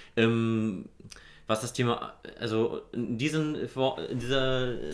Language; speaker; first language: German; native; German